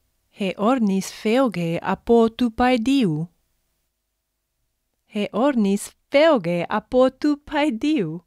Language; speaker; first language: Greek; non-native, fluent; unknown